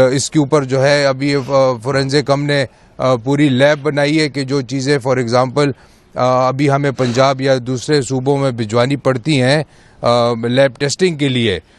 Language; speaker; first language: Urdu; non-native, local second language; Pashto